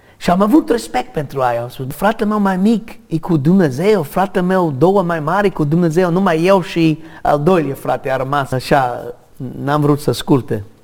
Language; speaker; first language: Romanian; non-native, learner; English